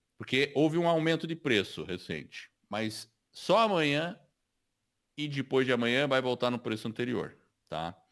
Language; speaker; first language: Portuguese; early bilingual, other home language; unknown